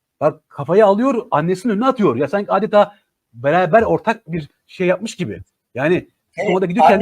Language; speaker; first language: Turkish; native; Turkish